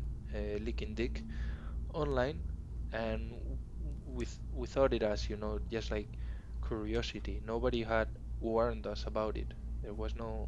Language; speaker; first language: English; non-native, fluent; Spanish